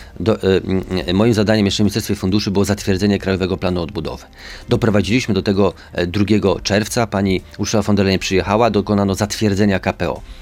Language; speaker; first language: Polish; native; Polish